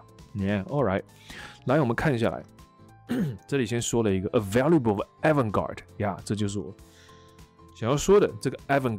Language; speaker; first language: Chinese; native; Chinese